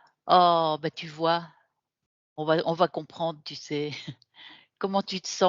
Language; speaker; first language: French; native; French